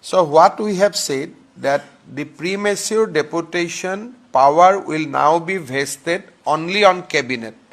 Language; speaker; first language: English; non-native, local second language; Assamese